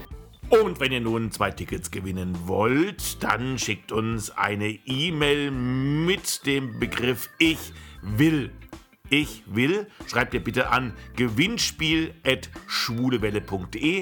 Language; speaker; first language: German; native; German